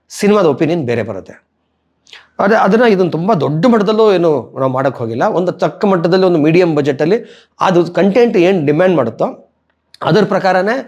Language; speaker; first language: Kannada; native; Kannada